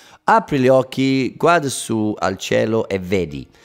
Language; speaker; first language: Italian; non-native, fluent; English